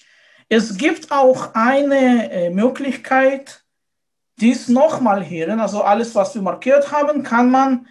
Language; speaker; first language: German; non-native, fluent; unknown